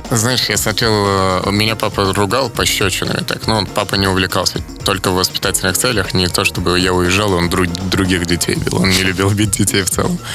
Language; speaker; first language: Russian; early bilingual, other home language; Azerbaijani